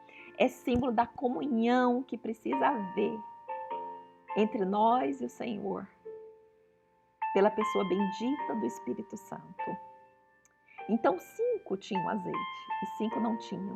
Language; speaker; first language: Portuguese; native; Portuguese